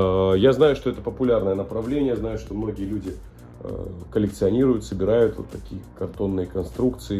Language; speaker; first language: Russian; native; Russian